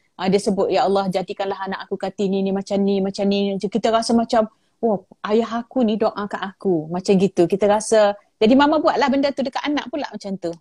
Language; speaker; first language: Malay; native; Malay